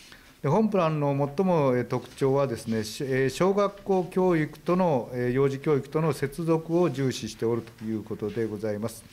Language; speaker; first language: Japanese; native; Japanese